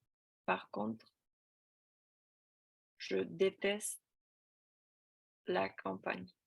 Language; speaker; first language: French; non-native, fluent; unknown